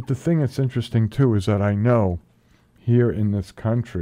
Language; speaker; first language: English; native; English